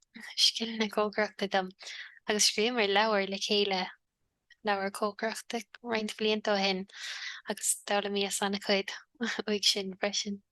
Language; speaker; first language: Irish; native; Irish